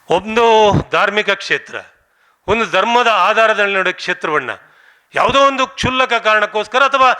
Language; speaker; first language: Kannada; non-native, local second language; Tulu